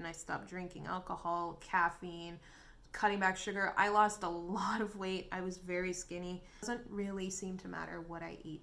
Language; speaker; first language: English; native; English